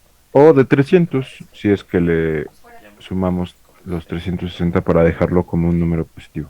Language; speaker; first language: Spanish; native; Spanish